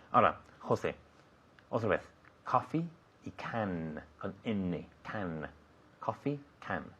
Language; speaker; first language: Spanish; non-native, fluent; English